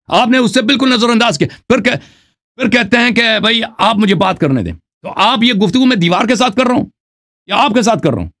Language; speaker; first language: Urdu; non-native, fluent; Persian